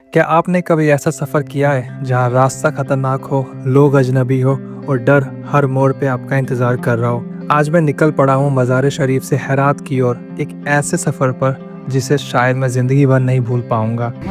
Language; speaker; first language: Hindi; native; Hindi